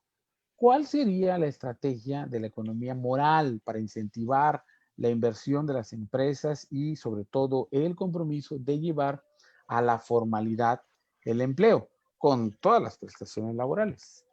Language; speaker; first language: Spanish; native; Spanish